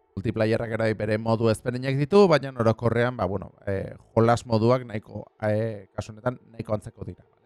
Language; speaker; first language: Basque; non-native, local second language; Spanish